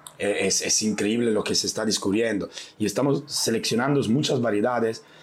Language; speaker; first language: Spanish; non-native, fluent; Italian